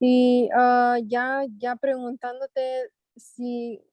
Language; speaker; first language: Spanish; early bilingual, heritage; Spanish